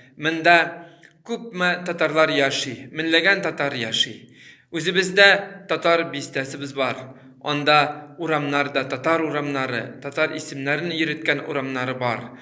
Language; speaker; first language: Tatar; early bilingual, heritage; Tatar